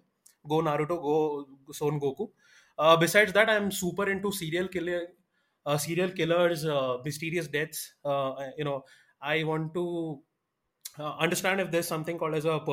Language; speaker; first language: English; non-native, local second language; Malayalam